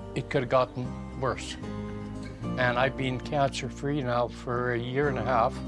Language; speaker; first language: English; native; English